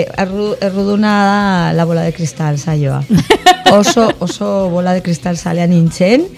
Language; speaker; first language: Basque; non-native, local second language; Spanish